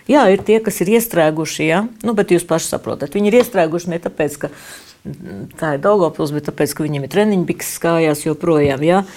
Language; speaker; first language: Latvian; native; Latvian